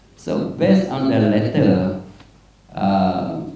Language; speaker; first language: English; non-native, local second language; Malay